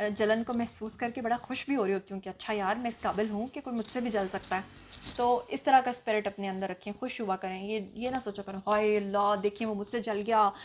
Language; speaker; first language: Urdu; non-native, local second language; Punjabi